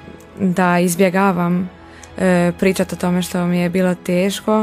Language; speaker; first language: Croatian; non-native, local second language; Hungarian